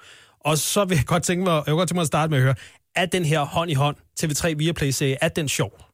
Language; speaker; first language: Danish; native; Danish